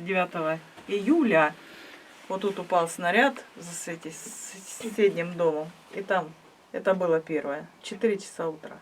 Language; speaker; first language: Russian; native; Russian